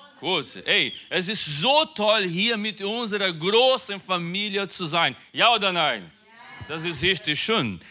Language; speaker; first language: German; non-native, learner; Portuguese